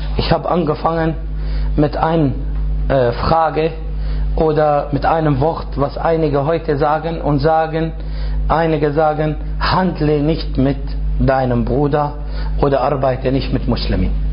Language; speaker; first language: German; non-native, fluent; Arabic